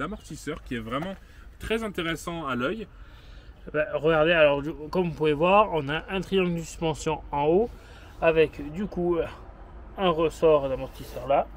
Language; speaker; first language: French; native; French